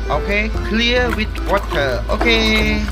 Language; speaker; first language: English; non-native, learner; Khmer